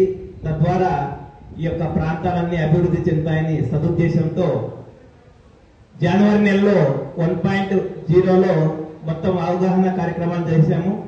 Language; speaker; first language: Telugu; native; Telugu